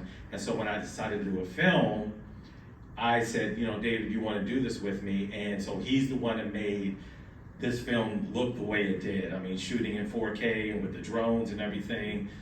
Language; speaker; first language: English; native; English